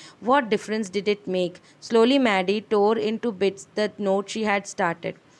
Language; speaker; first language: English; non-native, local second language; Malayalam